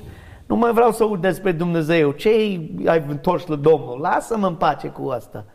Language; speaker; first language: Romanian; non-native, learner; English